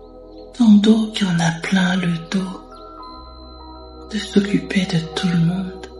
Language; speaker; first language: French; native; French